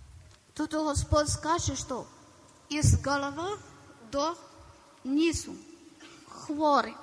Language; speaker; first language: Ukrainian; non-native, learner; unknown